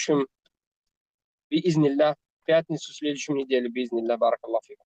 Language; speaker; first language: Russian; non-native, learner; Tajik